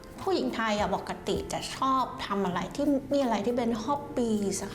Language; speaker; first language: Thai; non-native, fluent; Vietnamese